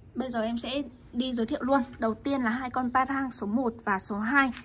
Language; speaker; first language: Vietnamese; native; Vietnamese